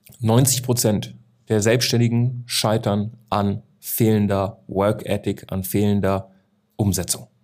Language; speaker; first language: German; native; German